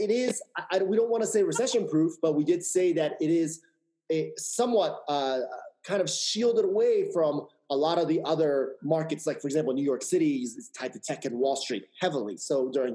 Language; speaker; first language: English; native; English